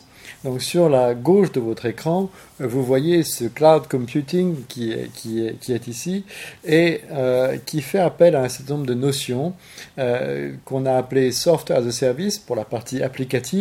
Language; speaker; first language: French; native; French